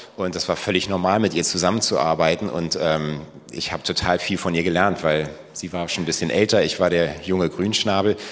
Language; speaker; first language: German; native; German